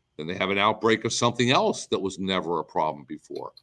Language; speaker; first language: English; native; English